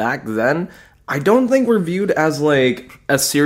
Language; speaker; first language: English; native; English